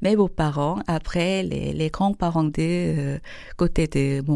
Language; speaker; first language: French; non-native, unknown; Korean